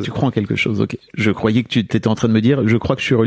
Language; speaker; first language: French; native; French